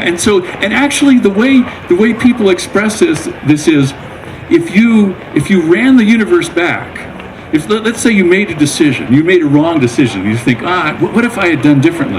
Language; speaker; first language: English; native; English